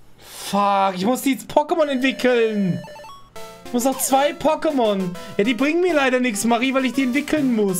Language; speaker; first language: German; native; German